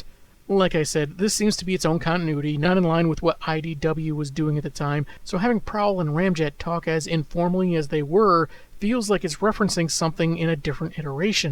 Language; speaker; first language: English; native; English